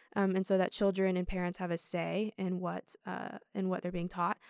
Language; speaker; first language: English; native; English